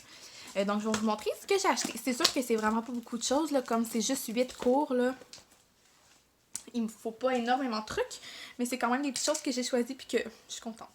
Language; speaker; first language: French; native; French